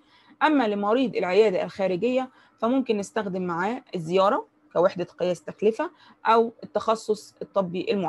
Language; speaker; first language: Arabic; native; Arabic